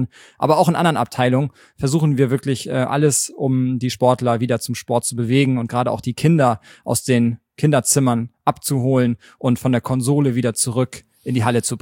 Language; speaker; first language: German; native; German